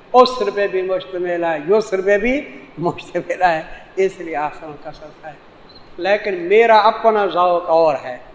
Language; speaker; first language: Urdu; non-native, local second language; Saraiki